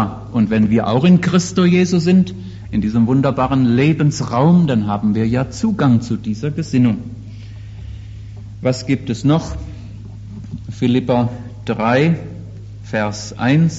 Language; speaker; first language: German; native; German